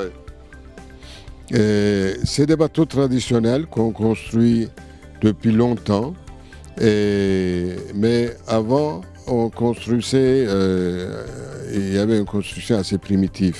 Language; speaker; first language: French; non-native, fluent; Turkish